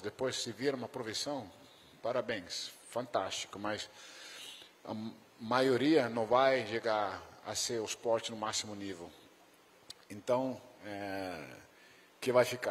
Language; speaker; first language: Portuguese; non-native, fluent; Dutch